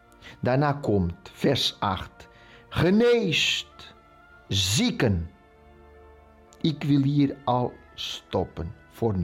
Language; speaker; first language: Dutch; non-native, local second language; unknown